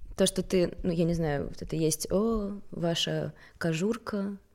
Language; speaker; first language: Russian; early bilingual, other home language; Swedish